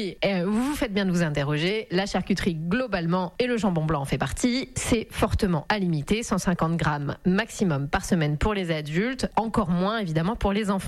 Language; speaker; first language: French; native; French